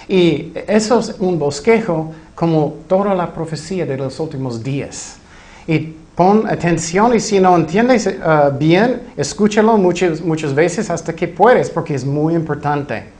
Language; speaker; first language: Spanish; non-native, fluent; English